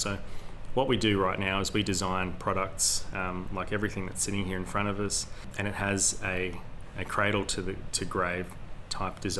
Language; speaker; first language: English; native; English